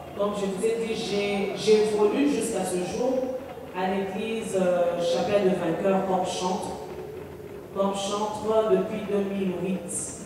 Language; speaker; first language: French; non-native, local second language; Lingala